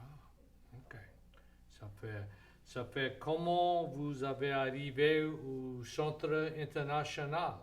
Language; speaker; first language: French; native; French